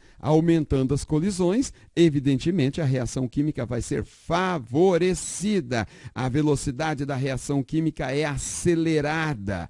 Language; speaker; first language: Portuguese; native; Portuguese